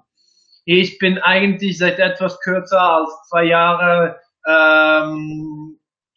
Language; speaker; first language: English; non-native, fluent; Serbian